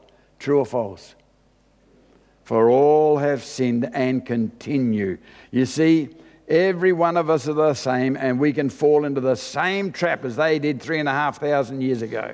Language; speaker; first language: English; native; English